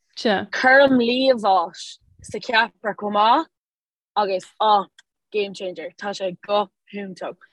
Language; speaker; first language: Irish; non-native, local second language; English